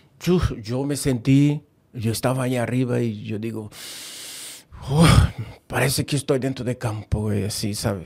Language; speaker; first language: Spanish; non-native, fluent; Portuguese